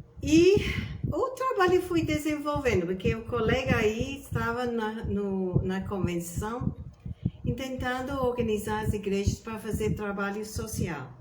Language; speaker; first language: Portuguese; non-native, fluent; English